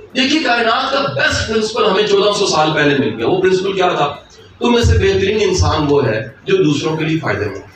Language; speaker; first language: Urdu; non-native, local second language; Punjabi